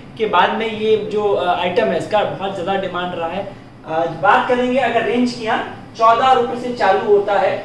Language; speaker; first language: Hindi; native; Hindi